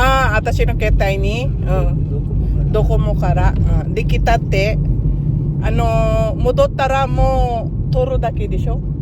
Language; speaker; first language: Japanese; non-native, fluent; Filipino